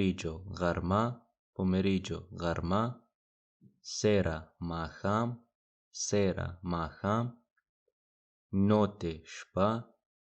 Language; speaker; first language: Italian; non-native, fluent; Pashto